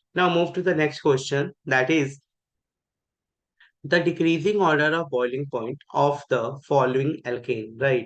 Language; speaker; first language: English; non-native, local second language; Hindi